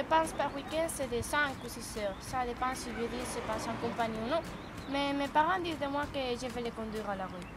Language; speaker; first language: French; non-native, learner; Spanish